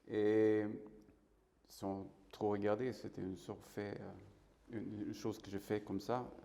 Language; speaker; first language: French; non-native, fluent; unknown